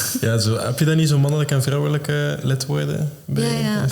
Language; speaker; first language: Dutch; native; Dutch